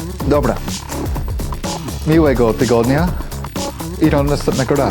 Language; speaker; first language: Polish; non-native, fluent; English